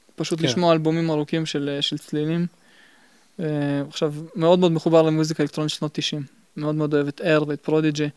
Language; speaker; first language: Hebrew; early bilingual, other home language; Russian